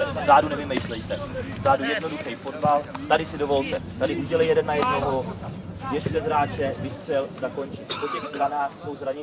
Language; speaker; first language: Czech; native; Czech